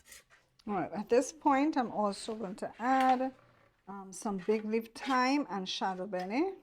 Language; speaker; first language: English; native; English